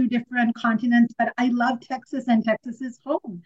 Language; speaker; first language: English; non-native, local second language; Sinhala